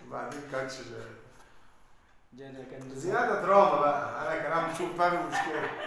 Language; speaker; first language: Arabic; non-native, learner; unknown